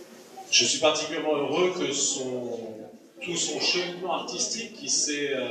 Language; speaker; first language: French; native; French